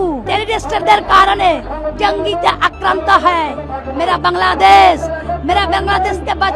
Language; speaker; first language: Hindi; non-native, learner; Bangla